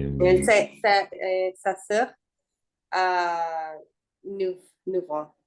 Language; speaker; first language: French; non-native, learner; Spanish